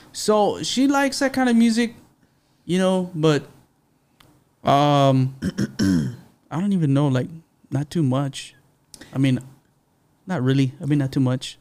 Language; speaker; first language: English; early bilingual, other home language; Spanish